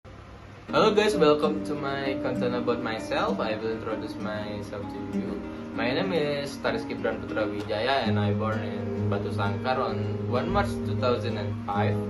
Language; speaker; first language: English; non-native, learner; Indonesian